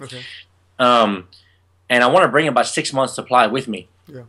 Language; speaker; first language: English; native; English